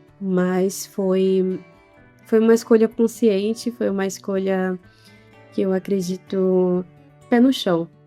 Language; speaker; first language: Portuguese; native; Portuguese